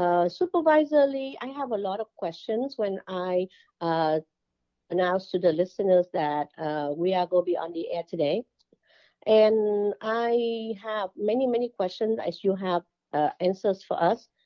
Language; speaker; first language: English; non-native, fluent; Vietnamese